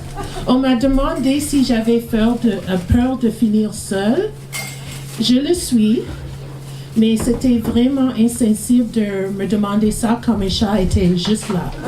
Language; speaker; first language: French; non-native, learner; English